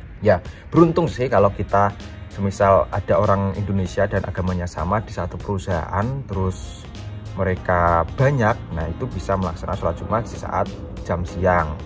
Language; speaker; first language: Indonesian; native; Indonesian